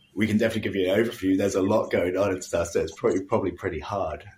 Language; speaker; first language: English; native; English